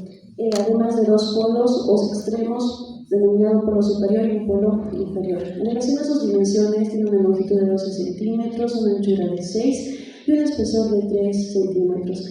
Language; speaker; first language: Spanish; native; Spanish